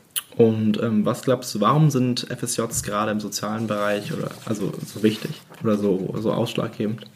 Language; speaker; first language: German; native; German